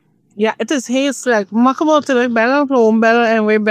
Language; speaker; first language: Dutch; non-native, fluent; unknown